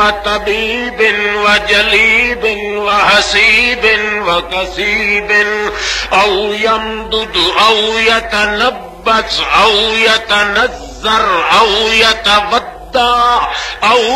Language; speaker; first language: Arabic; non-native, fluent; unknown